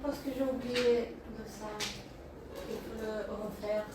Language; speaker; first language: French; non-native, learner; Bulgarian